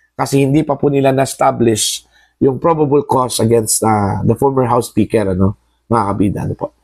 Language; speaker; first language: Filipino; non-native, local second language; Cebuano